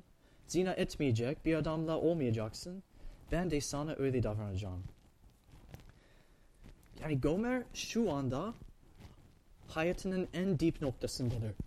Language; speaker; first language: Turkish; non-native, fluent; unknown